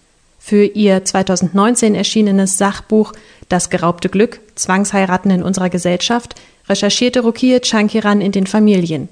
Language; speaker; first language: German; native; German